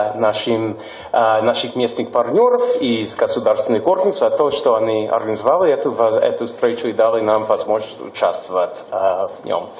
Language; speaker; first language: Russian; non-native, fluent; English